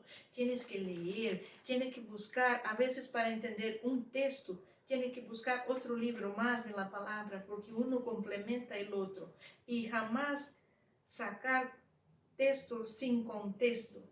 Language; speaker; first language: Spanish; non-native, fluent; Portuguese